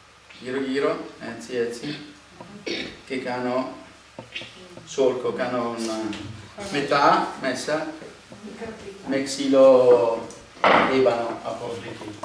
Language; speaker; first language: Greek; non-native, learner; Italian